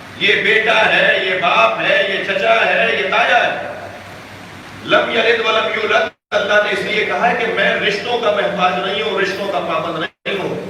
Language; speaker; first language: Urdu; native; Urdu